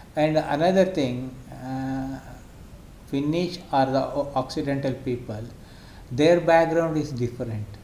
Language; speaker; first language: English; non-native, local second language; Kannada